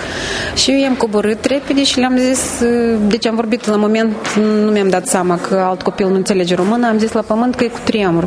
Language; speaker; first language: Romanian; native; Romanian